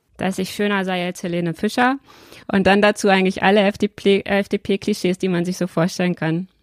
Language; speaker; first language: German; native; German